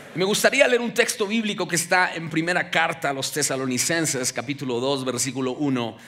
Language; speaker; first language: Spanish; native; Spanish